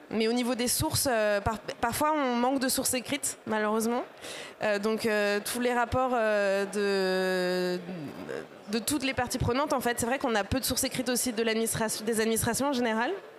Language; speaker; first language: French; native; French